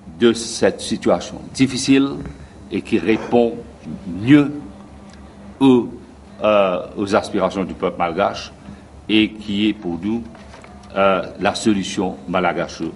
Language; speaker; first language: French; non-native, local second language; Morisyen